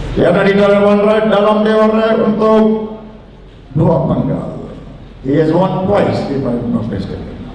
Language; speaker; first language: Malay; non-native, local second language; Punjabi